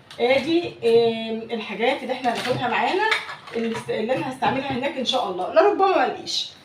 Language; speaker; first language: Arabic; native; Arabic